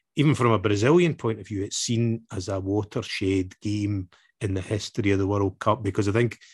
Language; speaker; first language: English; native; English